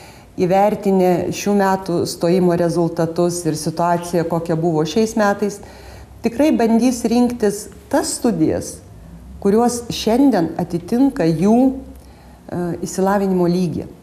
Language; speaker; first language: Lithuanian; native; Lithuanian